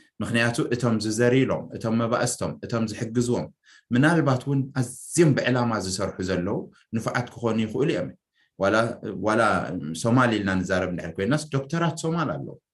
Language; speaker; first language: Tigrinya; native; Tigrinya